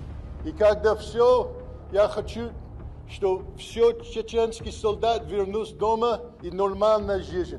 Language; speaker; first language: Russian; non-native, learner; English